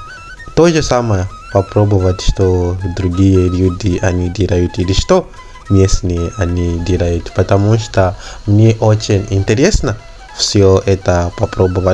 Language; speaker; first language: Russian; non-native, learner; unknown